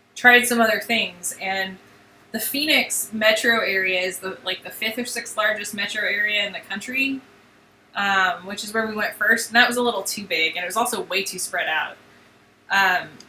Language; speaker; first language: English; native; English